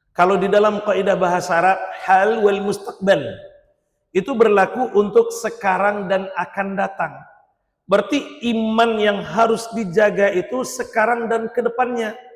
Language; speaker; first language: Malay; non-native, local second language; Minangkabau